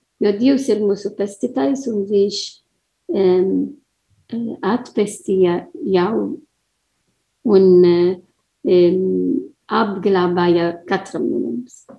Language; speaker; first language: Latvian; non-native, learner; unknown